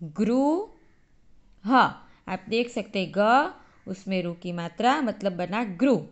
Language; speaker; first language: Hindi; native; Hindi